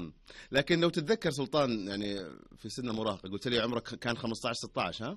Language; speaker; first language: Arabic; native; Arabic